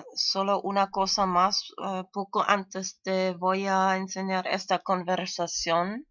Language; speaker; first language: Spanish; non-native, fluent; German